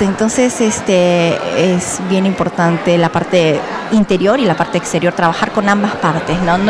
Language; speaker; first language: Spanish; early bilingual, heritage; Spanish